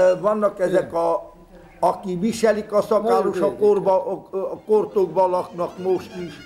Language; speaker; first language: Hungarian; non-native, local second language; Romany